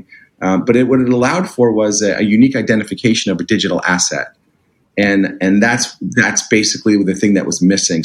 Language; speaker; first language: English; native; English